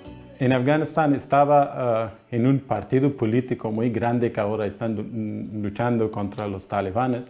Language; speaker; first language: Spanish; non-native, learner; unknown